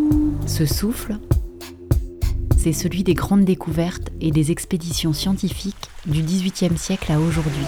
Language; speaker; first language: French; native; French